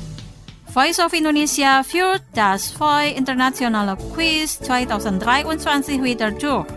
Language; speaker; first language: German; non-native, fluent; Indonesian